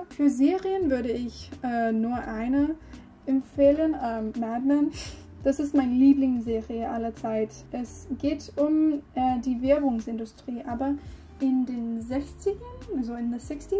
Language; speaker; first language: German; non-native, learner; English